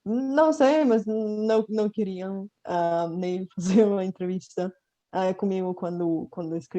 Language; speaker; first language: Portuguese; non-native, fluent; Bulgarian